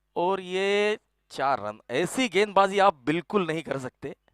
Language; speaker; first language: Hindi; non-native, local second language; Marathi